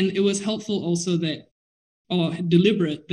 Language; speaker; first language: English; native; English